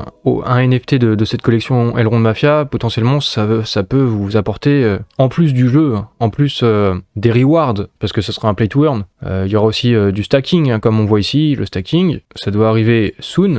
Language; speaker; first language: French; native; French